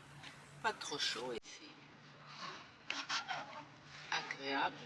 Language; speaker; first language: French; non-native, fluent; German